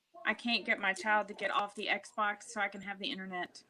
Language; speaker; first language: English; native; English